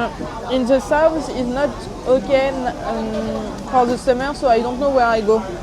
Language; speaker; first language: English; non-native, learner; French